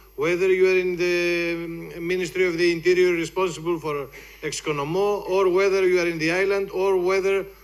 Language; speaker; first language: English; non-native, fluent; Greek